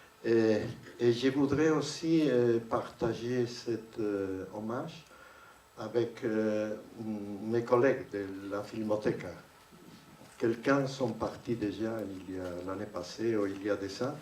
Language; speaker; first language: French; non-native, fluent; Spanish